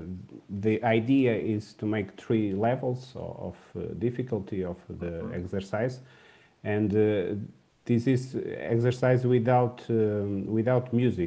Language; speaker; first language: English; non-native, learner; Portuguese